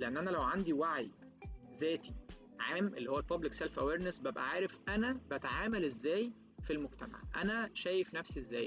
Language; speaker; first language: Arabic; native; Arabic